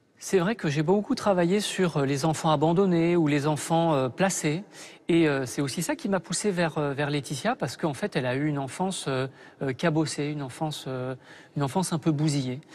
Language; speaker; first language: French; native; French